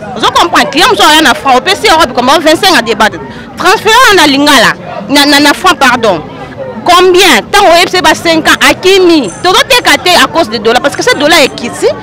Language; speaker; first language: Lingala; native; Lingala